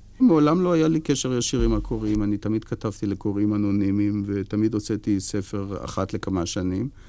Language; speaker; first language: Hebrew; native; Hebrew